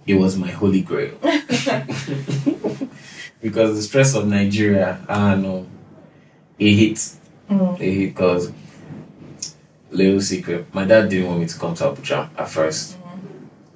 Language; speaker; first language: English; non-native, local second language; Igbo